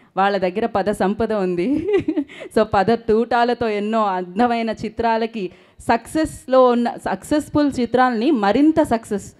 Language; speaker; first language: Telugu; native; Telugu